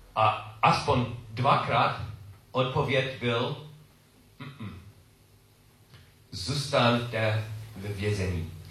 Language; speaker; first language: Czech; non-native, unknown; English